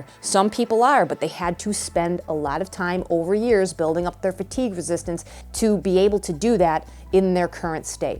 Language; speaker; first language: English; native; English